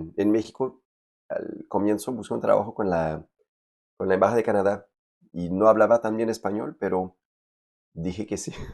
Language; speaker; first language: Spanish; non-native, fluent; French